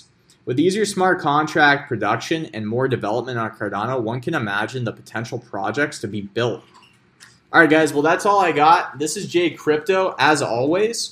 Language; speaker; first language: English; native; English